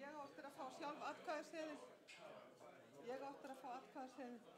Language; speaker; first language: Icelandic; native; Icelandic